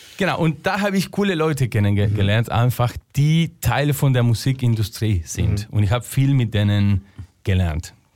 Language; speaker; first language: German; non-native, fluent; Spanish